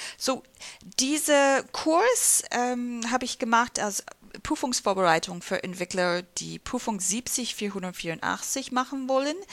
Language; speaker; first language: German; non-native, fluent; English